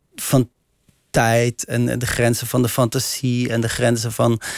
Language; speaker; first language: Dutch; native; Dutch